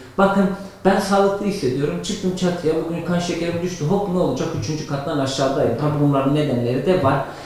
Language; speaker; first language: Turkish; native; Turkish